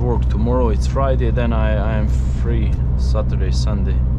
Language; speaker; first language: English; non-native, learner; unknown